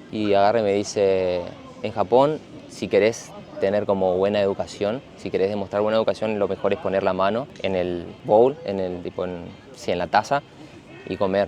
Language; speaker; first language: Spanish; native; Spanish